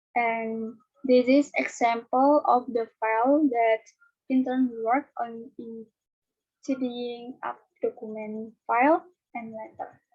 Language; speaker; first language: English; non-native, learner; Indonesian